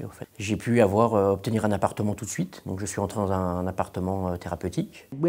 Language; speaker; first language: French; native; French